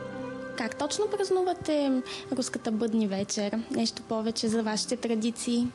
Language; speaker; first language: Bulgarian; native; Bulgarian